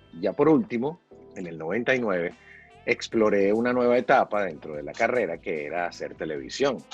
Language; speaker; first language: Spanish; native; Spanish